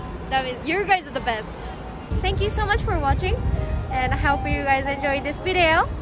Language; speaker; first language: English; non-native, fluent; Japanese